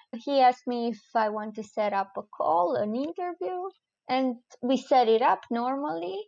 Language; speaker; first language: English; non-native, fluent; Romanian